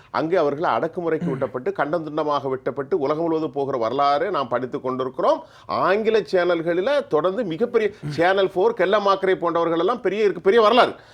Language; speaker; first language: Tamil; native; Tamil